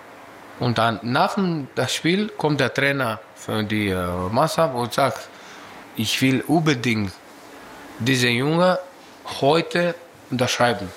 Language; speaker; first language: German; non-native, fluent; Greek